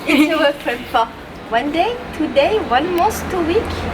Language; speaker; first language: English; non-native, learner; French